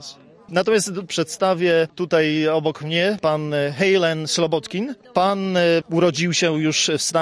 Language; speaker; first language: Polish; native; Polish